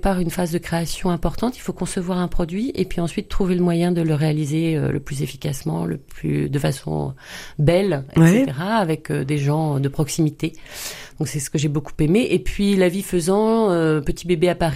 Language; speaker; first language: French; native; French